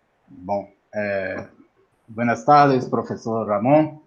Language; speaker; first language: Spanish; non-native, learner; Portuguese